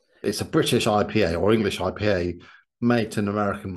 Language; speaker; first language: English; native; English